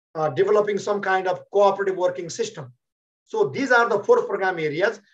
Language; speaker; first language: English; non-native, local second language; Nepali